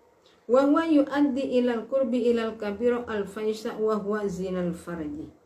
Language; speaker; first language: Arabic; non-native, fluent; Javanese